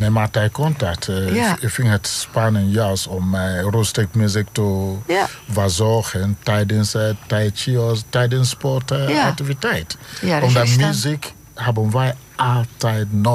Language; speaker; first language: Dutch; non-native, learner; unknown